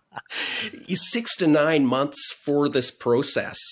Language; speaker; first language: English; native; English